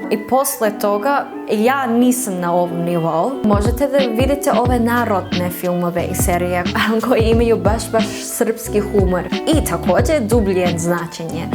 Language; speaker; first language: Serbian; non-native, learner; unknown